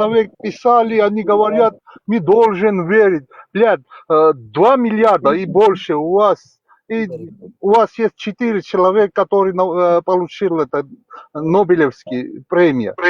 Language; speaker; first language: Russian; non-native, fluent; Georgian